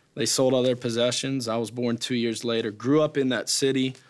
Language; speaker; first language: English; native; English